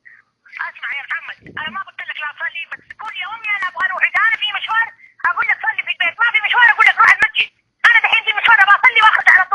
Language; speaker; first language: Arabic; native; Arabic